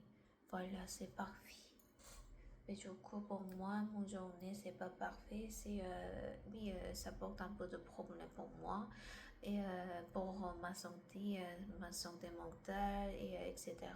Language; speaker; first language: French; non-native, learner; Korean